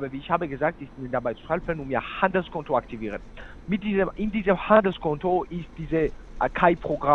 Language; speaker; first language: German; non-native, learner; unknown